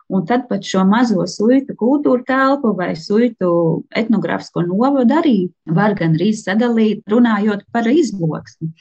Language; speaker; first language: Latvian; native; Latvian